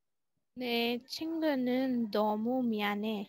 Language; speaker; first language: Korean; non-native, learner; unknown